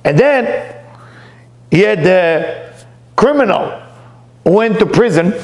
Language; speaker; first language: English; non-native, fluent; Hebrew